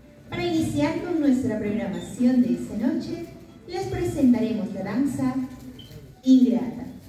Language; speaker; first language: Spanish; native; Spanish